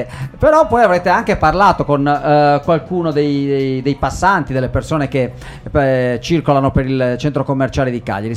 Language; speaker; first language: Italian; native; Italian